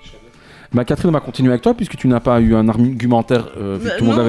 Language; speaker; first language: French; native; French